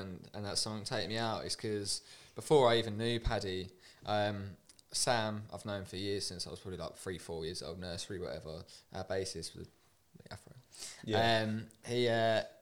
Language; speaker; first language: English; native; English